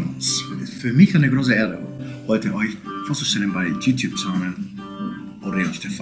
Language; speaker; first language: German; non-native, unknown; Spanish